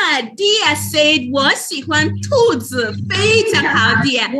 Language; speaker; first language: Chinese; non-native, fluent; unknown